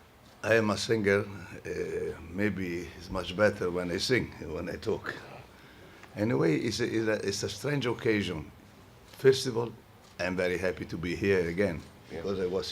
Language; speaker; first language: English; non-native, fluent; Italian